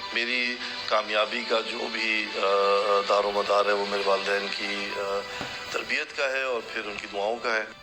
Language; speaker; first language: Urdu; native; Urdu